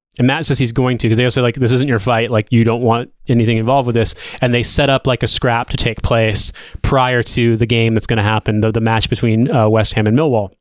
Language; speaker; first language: English; native; English